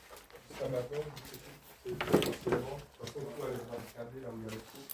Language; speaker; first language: French; native; French